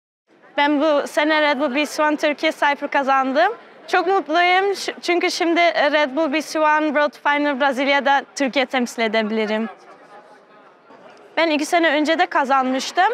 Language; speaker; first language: Turkish; non-native, learner; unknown